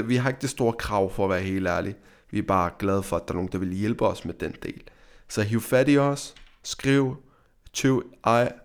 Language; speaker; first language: Danish; early bilingual, other home language; Arabic